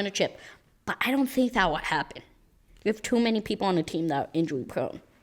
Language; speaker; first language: English; native; English